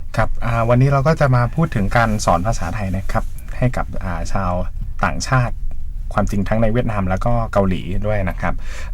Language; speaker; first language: Thai; native; Thai